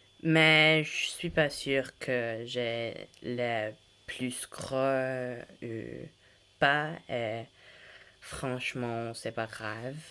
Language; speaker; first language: French; non-native, learner; English